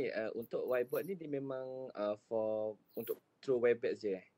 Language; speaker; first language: Malay; native; Malay